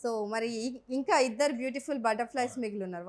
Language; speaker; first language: Telugu; native; Telugu